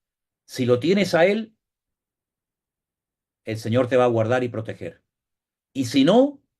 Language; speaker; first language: Spanish; native; Spanish